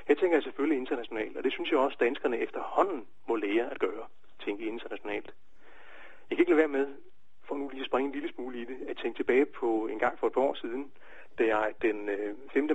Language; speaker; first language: Danish; native; Danish